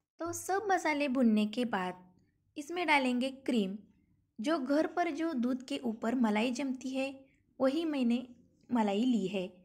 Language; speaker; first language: Hindi; non-native, local second language; Marathi